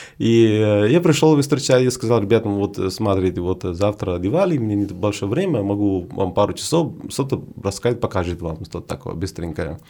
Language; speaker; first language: Russian; non-native, fluent; Hindi